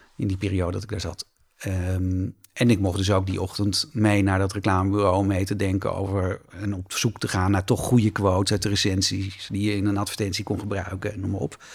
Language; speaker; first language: Dutch; native; Dutch